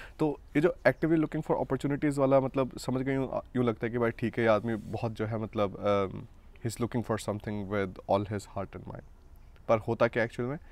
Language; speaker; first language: Hindi; native; Hindi